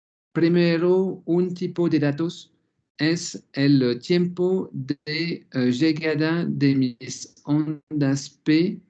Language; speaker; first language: Spanish; non-native, fluent; French